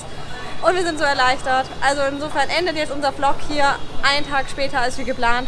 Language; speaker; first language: German; native; German